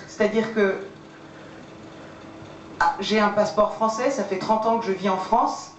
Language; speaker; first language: French; early bilingual, other home language; Persian